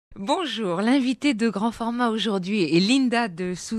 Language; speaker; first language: French; native; French